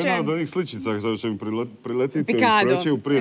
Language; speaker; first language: Bosnian; native; Bosnian